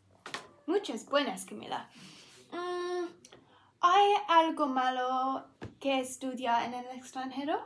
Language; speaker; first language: Spanish; non-native, learner; English